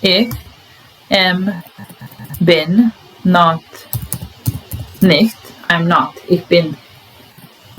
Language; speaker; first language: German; non-native, fluent; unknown